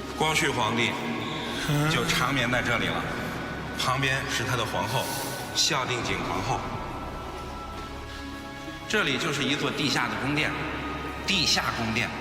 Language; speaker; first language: Chinese; native; Chinese